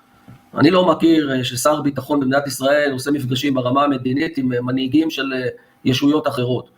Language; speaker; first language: Hebrew; native; Hebrew